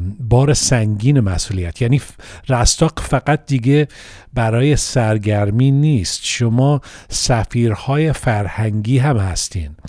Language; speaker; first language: Persian; early bilingual, heritage; Persian